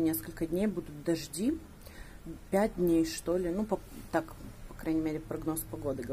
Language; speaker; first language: Russian; native; Russian